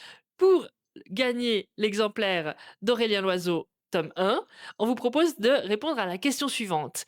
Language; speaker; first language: French; native; French